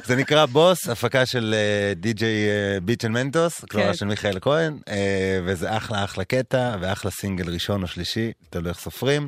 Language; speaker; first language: Hebrew; native; Hebrew